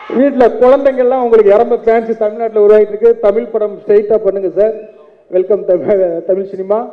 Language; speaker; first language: Tamil; non-native, local second language; Telugu